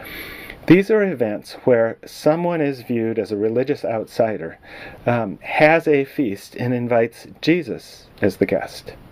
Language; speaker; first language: English; native; English